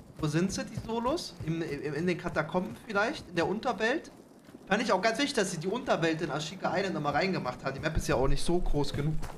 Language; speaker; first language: German; native; German